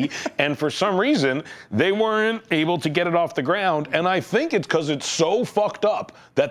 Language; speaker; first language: English; native; English